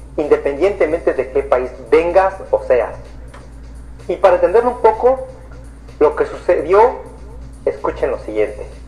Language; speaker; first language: Spanish; native; Spanish